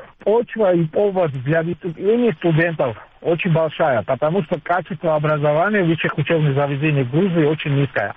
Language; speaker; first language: Russian; non-native, local second language; Georgian